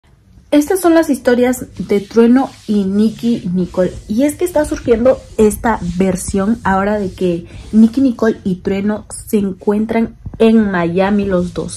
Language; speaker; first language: Spanish; native; Spanish